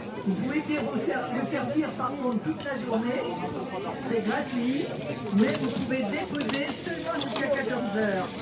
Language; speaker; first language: French; native; French